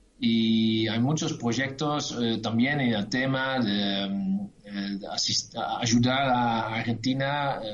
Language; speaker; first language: Spanish; non-native, learner; Dutch